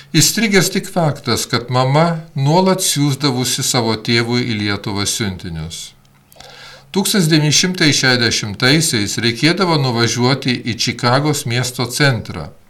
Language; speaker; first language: Lithuanian; early bilingual, heritage; Lithuanian